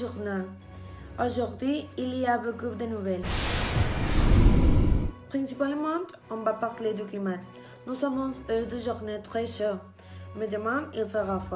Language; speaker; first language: French; non-native, learner; Spanish